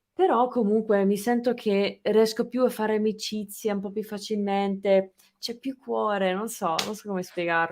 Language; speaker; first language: Italian; non-native, fluent; English